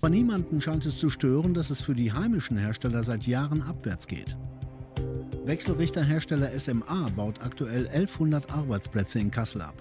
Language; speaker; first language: German; native; German